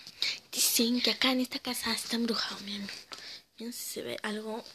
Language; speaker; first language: Spanish; native; Spanish